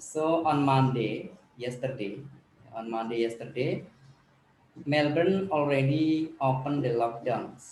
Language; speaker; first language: English; non-native, learner; Indonesian